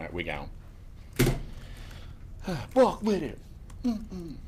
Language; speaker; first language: English; native; English